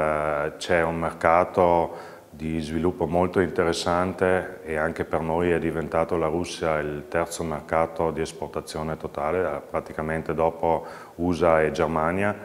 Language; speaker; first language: Italian; non-native, local second language; German